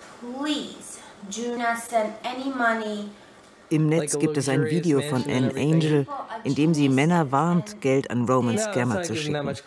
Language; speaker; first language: German; native; German